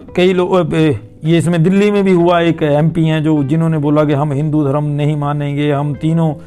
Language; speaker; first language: Hindi; native; Hindi